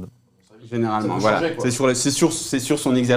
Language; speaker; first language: French; native; French